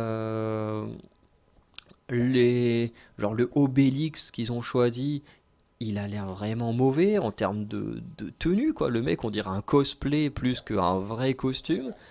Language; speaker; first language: French; native; French